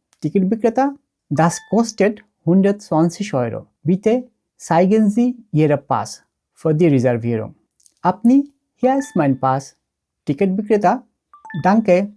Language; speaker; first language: German; non-native, learner; Bangla